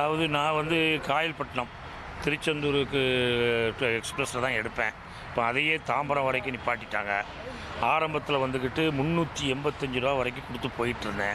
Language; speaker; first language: Tamil; native; Tamil